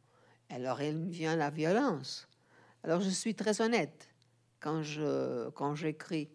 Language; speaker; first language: French; non-native, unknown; Portuguese